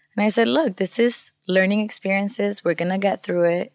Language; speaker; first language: English; non-native, fluent; Spanish